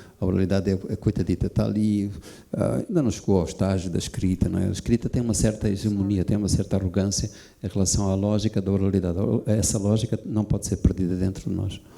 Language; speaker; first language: Portuguese; native; Portuguese